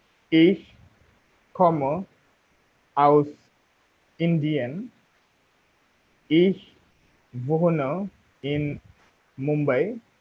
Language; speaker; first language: German; non-native, fluent; Marathi